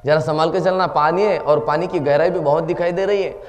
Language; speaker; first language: Hindi; non-native, local second language; Marathi